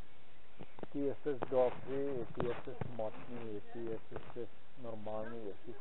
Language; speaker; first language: Polish; non-native, learner; Ukrainian